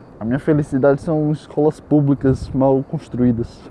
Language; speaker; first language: Portuguese; native; Portuguese